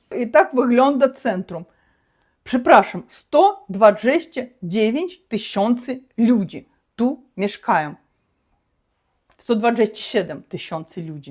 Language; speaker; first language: Polish; non-native, learner; Russian